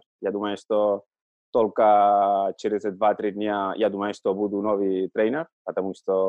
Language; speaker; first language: Russian; non-native, learner; Catalan